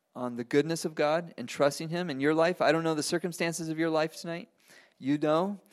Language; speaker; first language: English; non-native, fluent; Spanish